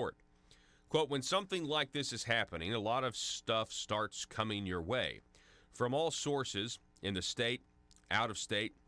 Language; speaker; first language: English; native; English